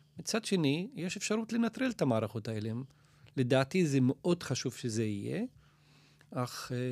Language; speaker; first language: Hebrew; non-native, local second language; Arabic